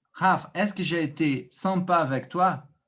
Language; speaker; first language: French; non-native, fluent; Portuguese